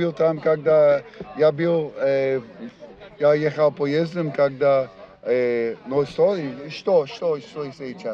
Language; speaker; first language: Russian; non-native, learner; English